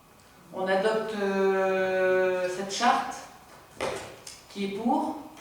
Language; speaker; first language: French; native; French